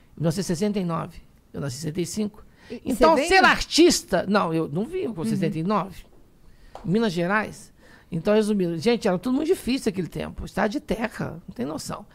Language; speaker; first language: Portuguese; native; Portuguese